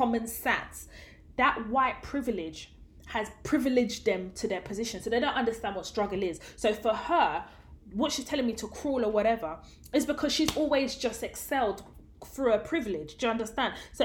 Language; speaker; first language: English; native; English